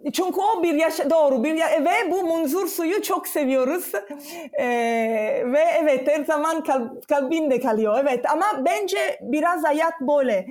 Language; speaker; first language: Turkish; non-native, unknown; Italian